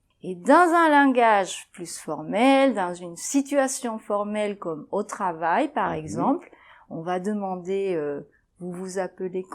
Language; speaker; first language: French; native; French